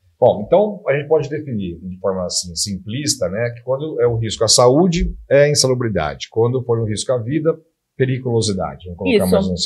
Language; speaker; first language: Portuguese; native; Portuguese